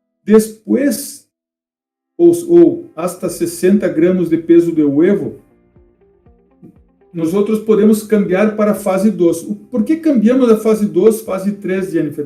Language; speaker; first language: Spanish; non-native, fluent; Portuguese